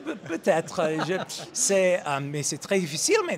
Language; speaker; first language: French; non-native, learner; English